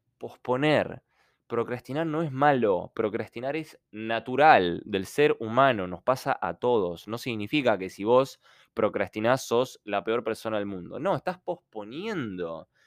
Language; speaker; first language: Spanish; non-native, fluent; Ukrainian